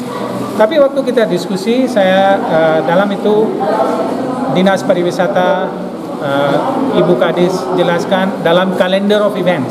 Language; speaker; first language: Indonesian; non-native, fluent; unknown